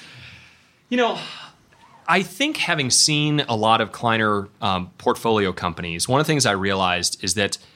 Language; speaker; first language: English; native; English